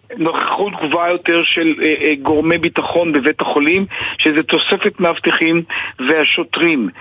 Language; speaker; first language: Hebrew; native; Hebrew